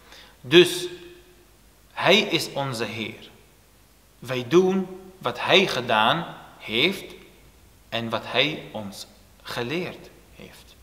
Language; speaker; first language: Dutch; non-native, fluent; Turoyo